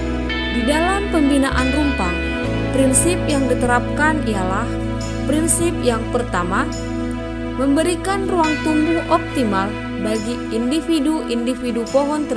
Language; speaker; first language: Indonesian; native; Indonesian